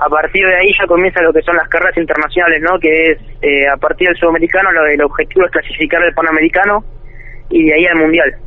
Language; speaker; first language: Spanish; native; Spanish